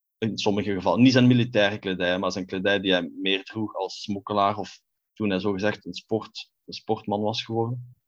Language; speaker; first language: Dutch; native; Dutch